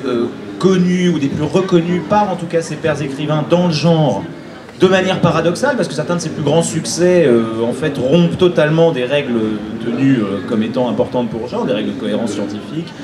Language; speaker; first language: French; native; French